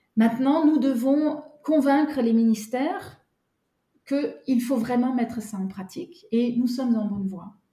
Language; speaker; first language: French; non-native, local second language; Luxembourgish